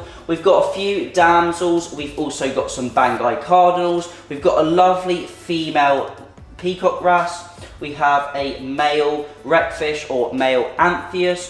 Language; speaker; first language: English; native; English